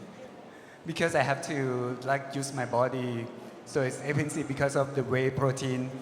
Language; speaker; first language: English; non-native, learner; Thai